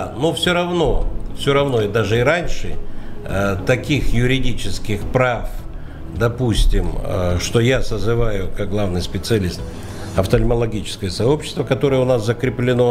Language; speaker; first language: Russian; native; Russian